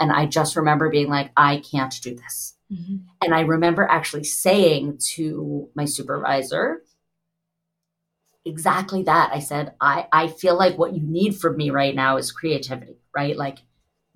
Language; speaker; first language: English; native; English